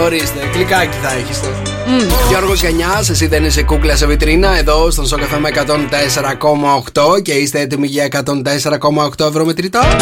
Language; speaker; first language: Greek; native; Greek